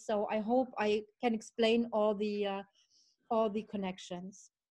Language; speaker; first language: English; early bilingual, other home language; Czech